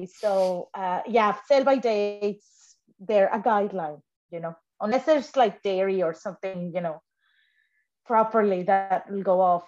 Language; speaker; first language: English; non-native, fluent; Spanish